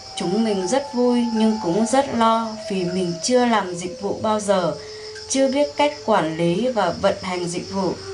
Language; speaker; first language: Vietnamese; non-native, local second language; Iu Mien